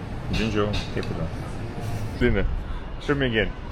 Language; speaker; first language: English; non-native, learner; Ukrainian